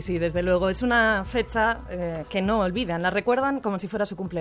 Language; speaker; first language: Spanish; native; Spanish